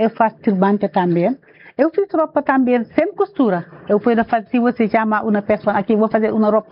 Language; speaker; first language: Portuguese; non-native, learner; Wolof